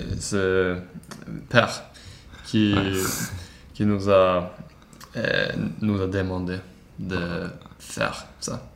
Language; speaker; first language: French; non-native, learner; Swedish